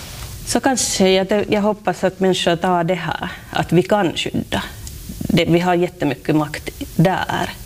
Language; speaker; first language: Swedish; non-native, local second language; Finnish